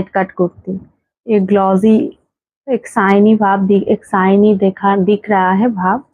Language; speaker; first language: Hindi; non-native, local second language; Bangla